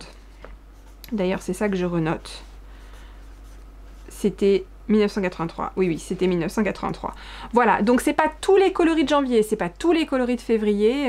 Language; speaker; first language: French; native; French